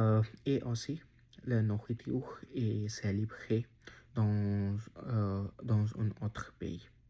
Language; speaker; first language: French; non-native, learner; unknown